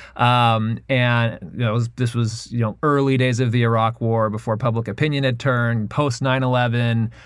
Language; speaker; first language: English; native; English